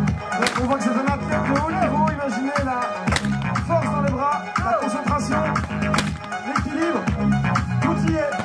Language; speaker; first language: French; native; French